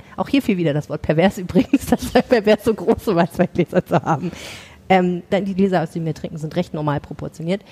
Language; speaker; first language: German; native; German